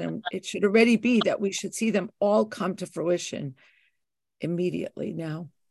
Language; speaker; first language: English; native; English